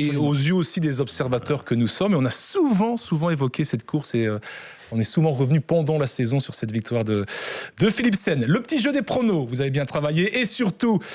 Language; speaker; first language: French; native; French